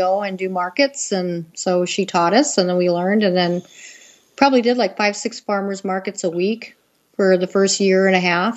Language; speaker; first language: English; native; English